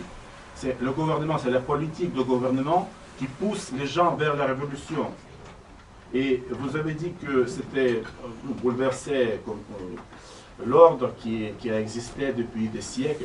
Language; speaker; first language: French; non-native, learner; Russian